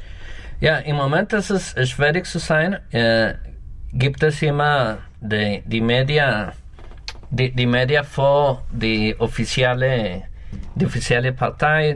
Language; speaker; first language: German; non-native, learner; Spanish